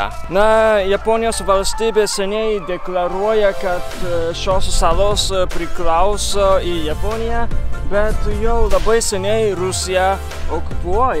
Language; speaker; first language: Lithuanian; non-native, fluent; Japanese